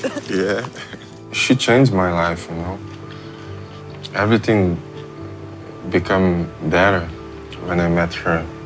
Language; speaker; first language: English; non-native, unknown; Portuguese